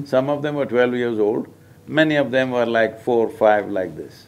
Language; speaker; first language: English; non-native, local second language; Kannada